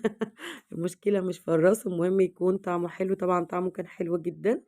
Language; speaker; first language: Arabic; native; Arabic